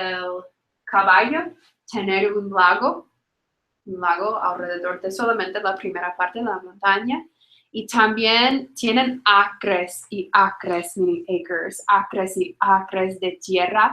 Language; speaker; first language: Spanish; non-native, fluent; English